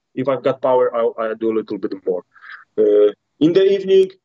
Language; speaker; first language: English; non-native, learner; Polish